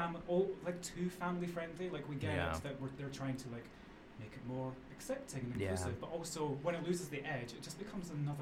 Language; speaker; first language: English; native; English